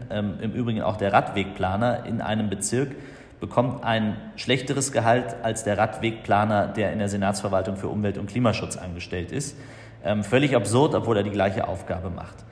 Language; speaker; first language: German; native; German